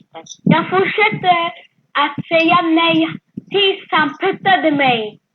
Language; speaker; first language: Swedish; early bilingual, other home language; French